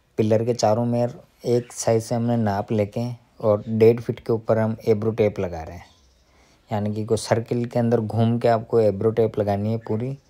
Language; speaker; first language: Hindi; native; Hindi